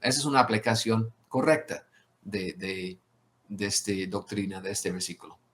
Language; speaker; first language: Spanish; non-native, fluent; English